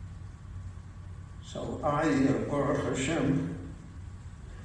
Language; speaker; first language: English; early bilingual, other home language; Yiddish